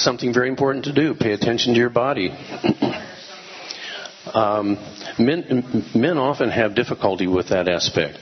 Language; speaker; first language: English; native; English